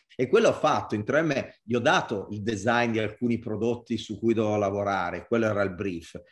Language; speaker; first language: Italian; native; Italian